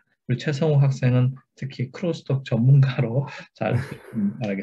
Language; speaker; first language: Korean; native; Korean